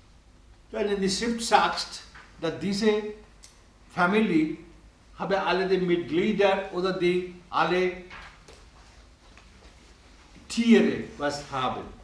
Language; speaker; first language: German; non-native, learner; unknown